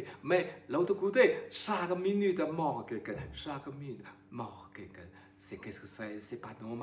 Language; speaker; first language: French; non-native, learner; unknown